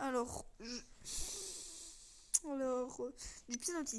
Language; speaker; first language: French; native; French